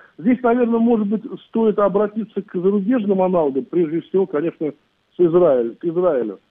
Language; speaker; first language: Russian; native; Russian